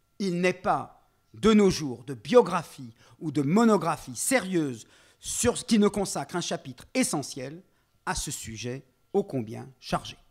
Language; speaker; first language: French; native; French